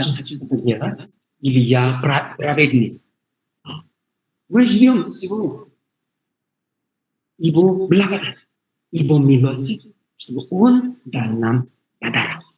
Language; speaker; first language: Russian; non-native, learner; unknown